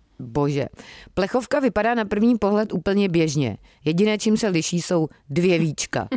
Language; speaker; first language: Czech; native; Czech